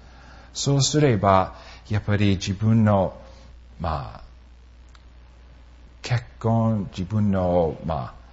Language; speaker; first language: Japanese; non-native, fluent; English